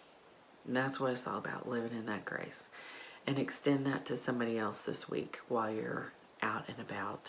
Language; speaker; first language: English; native; English